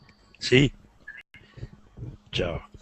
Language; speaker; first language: Spanish; non-native, learner; English